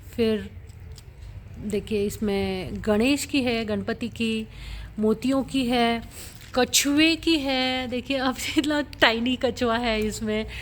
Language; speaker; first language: Hindi; non-native, local second language; Marathi